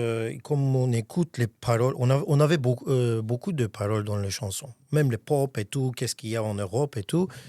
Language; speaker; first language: French; non-native, fluent; Armenian